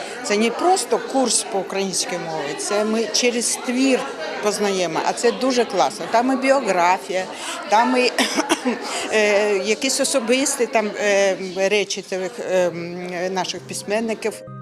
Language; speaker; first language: Ukrainian; non-native, learner; Crimean Tatar